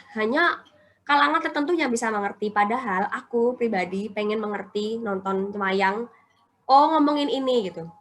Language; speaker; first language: Indonesian; non-native, local second language; Javanese